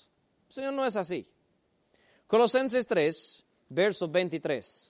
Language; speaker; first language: Spanish; native; Spanish